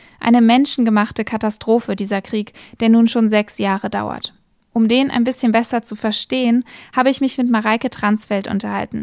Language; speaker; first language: German; native; German